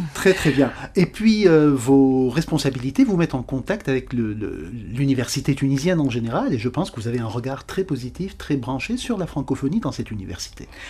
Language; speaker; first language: French; non-native, local second language; Arabic